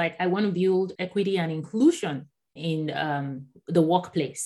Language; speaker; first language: English; non-native, local second language; Yoruba